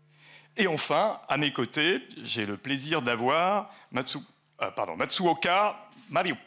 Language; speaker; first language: French; native; French